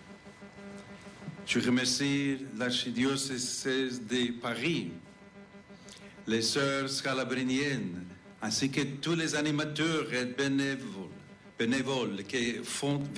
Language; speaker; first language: French; non-native, fluent; English